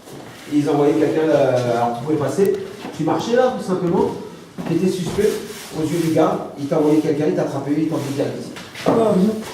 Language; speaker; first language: French; native; French